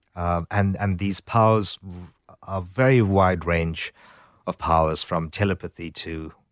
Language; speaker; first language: English; native; English